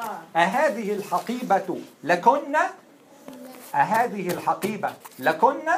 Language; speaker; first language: Arabic; non-native, fluent; English